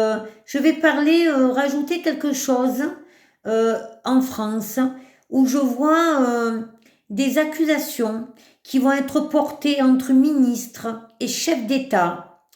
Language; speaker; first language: French; native; French